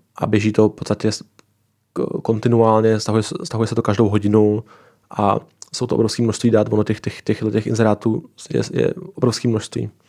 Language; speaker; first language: Czech; native; Czech